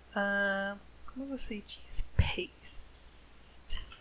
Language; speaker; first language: Portuguese; non-native, learner; English